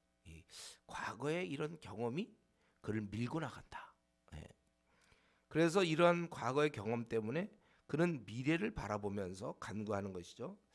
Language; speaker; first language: Korean; native; Korean